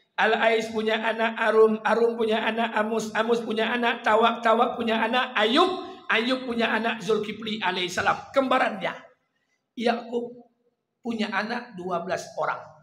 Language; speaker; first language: Malay; non-native, local second language; Minangkabau